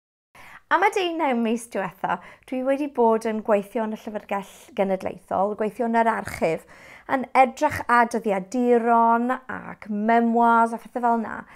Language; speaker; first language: Welsh; non-native, fluent; English